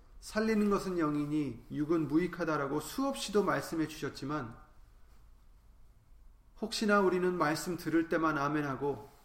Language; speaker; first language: Korean; native; Korean